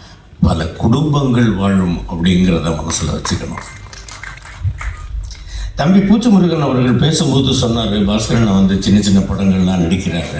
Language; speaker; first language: Tamil; native; Tamil